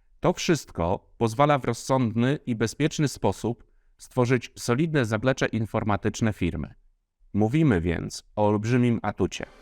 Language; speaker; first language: Polish; native; Polish